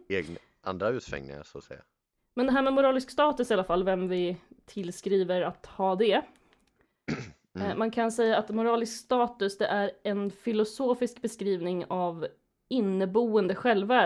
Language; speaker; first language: Swedish; native; Swedish